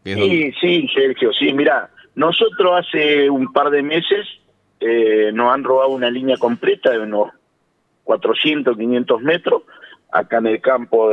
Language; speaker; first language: Spanish; native; Spanish